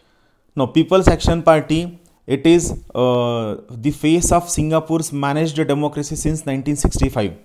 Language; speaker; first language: English; non-native, local second language; Marathi